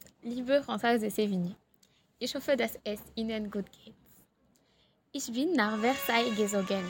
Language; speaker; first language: German; non-native, learner; French